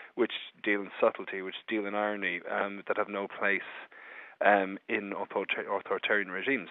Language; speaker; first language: English; native; English